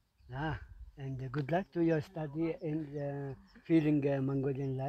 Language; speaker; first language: English; non-native, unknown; Mongolian